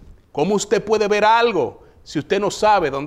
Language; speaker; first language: Spanish; native; Spanish